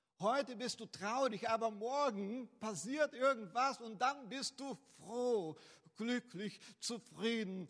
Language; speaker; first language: German; non-native, fluent; Portuguese